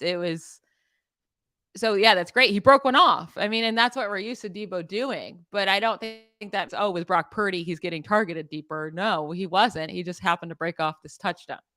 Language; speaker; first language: English; native; English